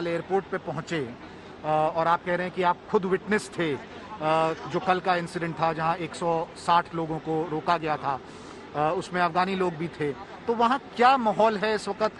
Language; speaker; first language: Hindi; native; Hindi